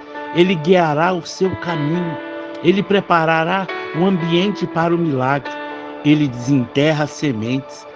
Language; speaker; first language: Portuguese; native; Portuguese